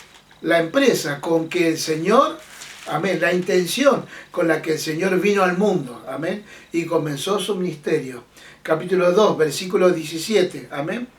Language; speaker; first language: Spanish; native; Spanish